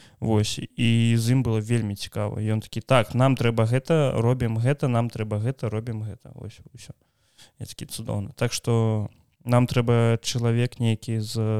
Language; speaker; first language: Belarusian; non-native, local second language; Russian